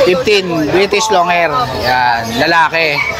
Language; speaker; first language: Filipino; native; Filipino